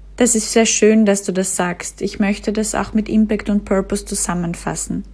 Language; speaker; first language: German; native; German